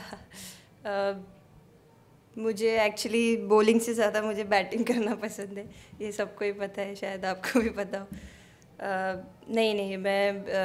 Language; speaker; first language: Hindi; native; Hindi